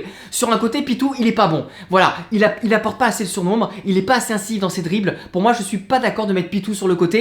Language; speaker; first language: French; native; French